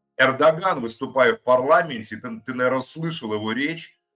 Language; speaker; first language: Russian; native; Russian